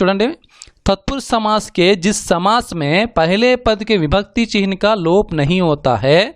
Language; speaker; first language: Hindi; non-native, local second language; Telugu